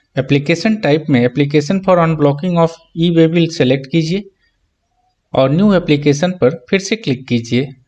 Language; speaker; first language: Hindi; native; Hindi